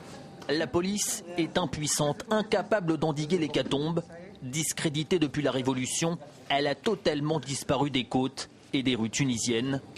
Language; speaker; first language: French; native; French